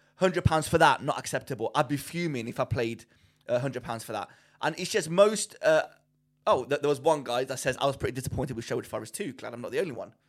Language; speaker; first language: English; non-native, fluent; Greek